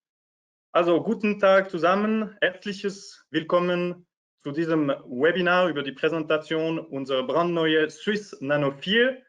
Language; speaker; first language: German; non-native, fluent; French